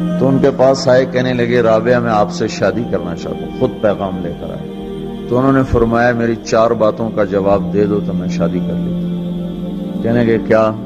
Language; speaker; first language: Urdu; non-native, local second language; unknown